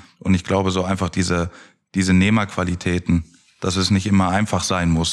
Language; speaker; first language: German; native; German